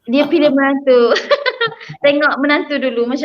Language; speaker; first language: Malay; native; Malay